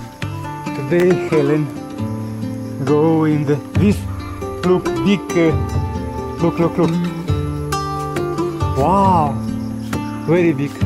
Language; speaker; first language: English; non-native, learner; Russian